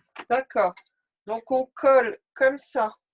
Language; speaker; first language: French; native; French